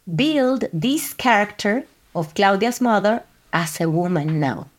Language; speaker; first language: English; non-native, fluent; Spanish